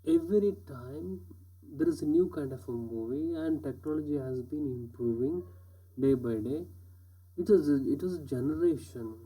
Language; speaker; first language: English; non-native, local second language; Kannada